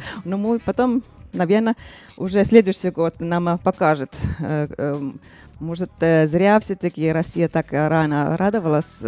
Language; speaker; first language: Russian; non-native, fluent; Finnish